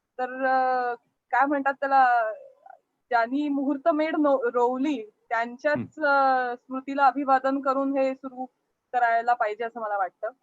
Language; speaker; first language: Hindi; non-native, local second language; Marathi